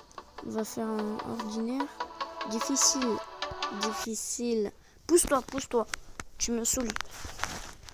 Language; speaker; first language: French; native; French